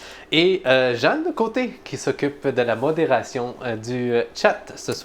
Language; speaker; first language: French; native; French